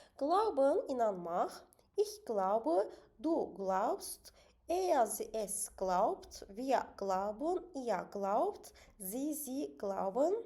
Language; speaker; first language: German; non-native, fluent; Azerbaijani